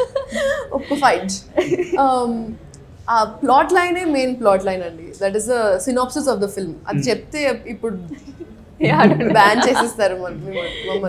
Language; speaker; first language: Telugu; non-native, local second language; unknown